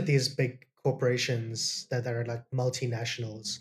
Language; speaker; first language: English; non-native, local second language; Cantonese